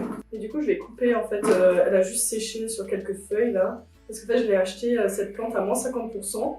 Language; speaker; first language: French; native; French